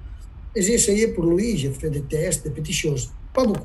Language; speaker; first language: French; non-native, learner; Italian